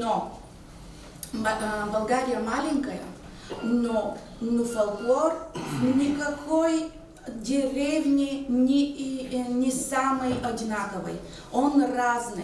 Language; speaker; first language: Russian; non-native, learner; Bulgarian